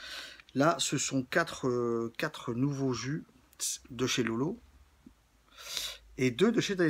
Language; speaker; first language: French; native; French